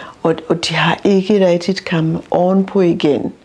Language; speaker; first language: Danish; non-native, local second language; Masai